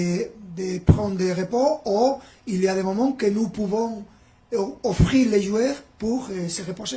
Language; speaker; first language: French; non-native, fluent; Spanish